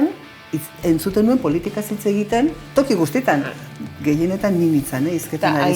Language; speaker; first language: Basque; native; Basque